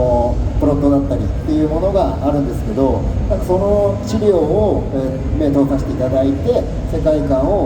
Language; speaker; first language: Japanese; native; Japanese